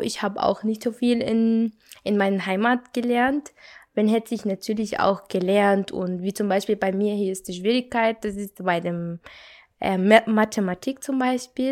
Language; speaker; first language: German; non-native, learner; Arabic